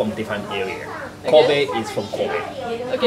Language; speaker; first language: English; non-native, fluent; Japanese